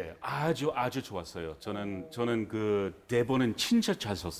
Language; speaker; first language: Korean; non-native, fluent; English